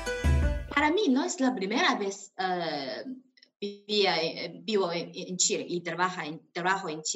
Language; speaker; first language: Spanish; non-native, fluent; Chinese